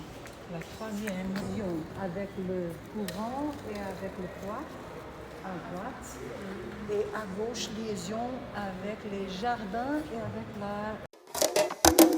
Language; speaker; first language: French; non-native, fluent; Portuguese